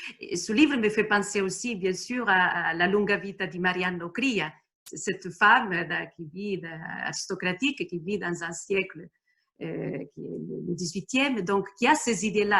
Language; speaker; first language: French; non-native, fluent; Italian